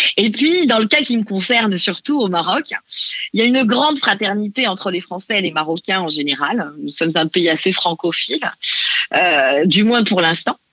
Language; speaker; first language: French; non-native, local second language; Arabic